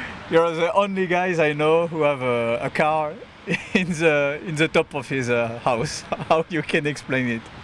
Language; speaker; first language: English; non-native, learner; French